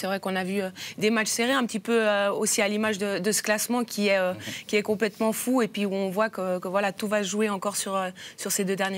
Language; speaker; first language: French; native; French